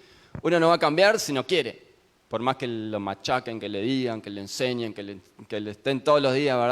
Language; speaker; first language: Spanish; native; Spanish